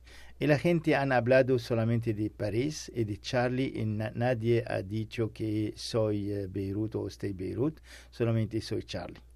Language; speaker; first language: Spanish; non-native, learner; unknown